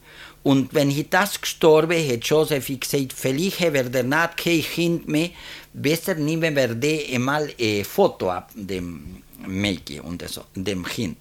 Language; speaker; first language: German; early bilingual, heritage; German